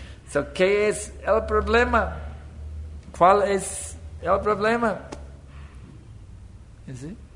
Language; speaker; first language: Spanish; non-native, learner; English